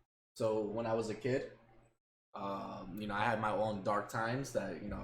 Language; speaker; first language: English; native; English